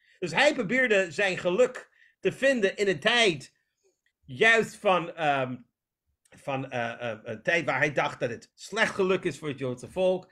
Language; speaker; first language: Dutch; non-native, fluent; English